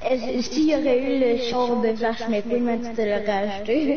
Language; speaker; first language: French; native; French